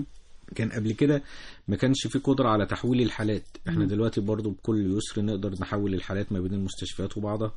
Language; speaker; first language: Arabic; native; Arabic